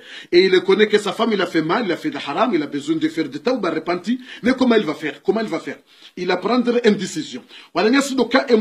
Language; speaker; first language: French; non-native, learner; Comorian